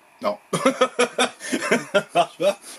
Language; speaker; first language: French; native; French